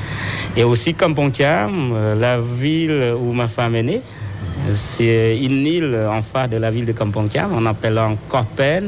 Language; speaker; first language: French; non-native, fluent; Khmer